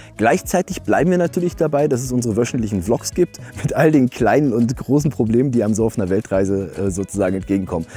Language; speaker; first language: German; native; German